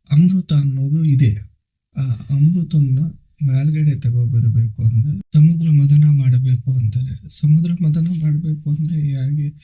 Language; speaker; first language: Kannada; non-native, local second language; Telugu